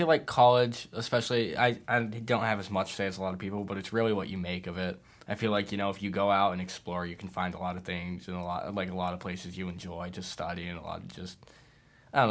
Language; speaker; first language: English; native; English